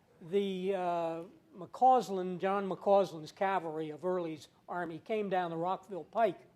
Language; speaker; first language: English; native; English